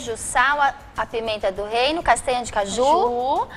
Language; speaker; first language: Portuguese; native; Portuguese